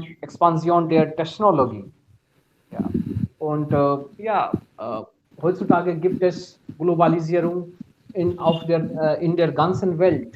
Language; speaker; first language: German; non-native, fluent; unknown